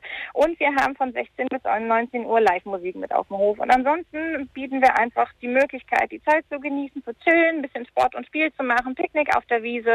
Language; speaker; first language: German; native; German